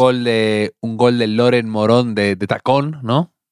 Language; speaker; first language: Spanish; native; Spanish